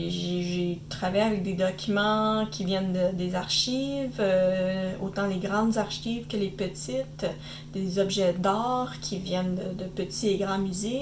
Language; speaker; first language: French; native; French